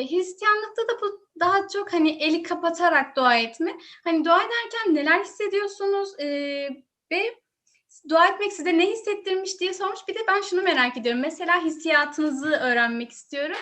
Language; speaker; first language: Turkish; native; Turkish